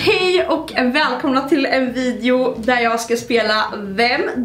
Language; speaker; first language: Swedish; native; Swedish